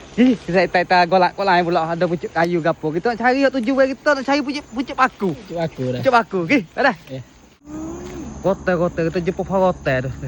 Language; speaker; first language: Malay; native; Malay